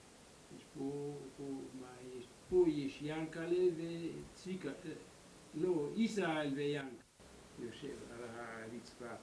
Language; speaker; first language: Hebrew; non-native, learner; German